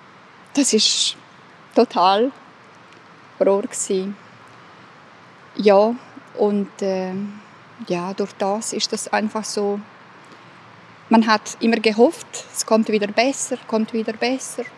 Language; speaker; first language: German; non-native, fluent; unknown